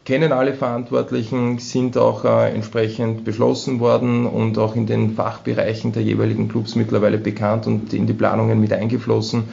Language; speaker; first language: German; native; German